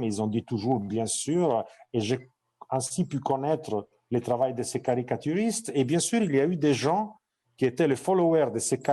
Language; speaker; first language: French; non-native, fluent; Italian